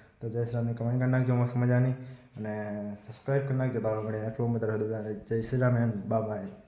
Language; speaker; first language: Gujarati; native; Gujarati